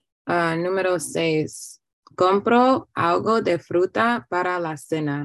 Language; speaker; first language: Spanish; non-native, learner; English